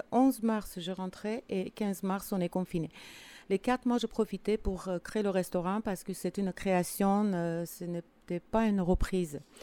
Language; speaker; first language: French; non-native, fluent; Armenian